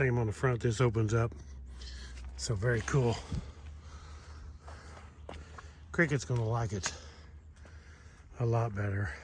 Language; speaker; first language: English; native; English